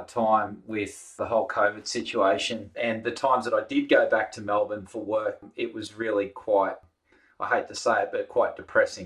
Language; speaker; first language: English; native; English